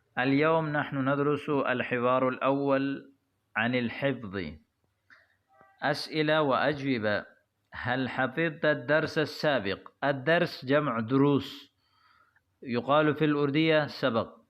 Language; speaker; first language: Arabic; non-native, fluent; Urdu